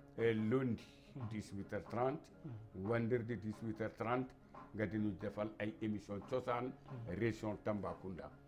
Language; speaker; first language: Wolof; non-native, local second language; Bambara